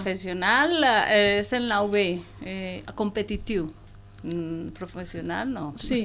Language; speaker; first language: Catalan; non-native, learner; Spanish